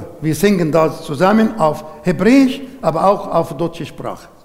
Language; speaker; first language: German; non-native, learner; Arabic